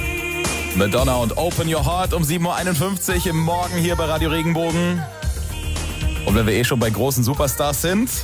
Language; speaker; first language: German; native; German